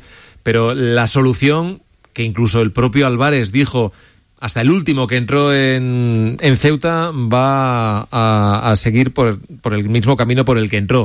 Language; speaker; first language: Spanish; native; Spanish